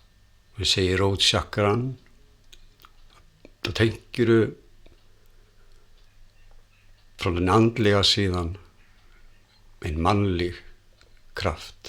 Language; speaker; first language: Swedish; non-native, fluent; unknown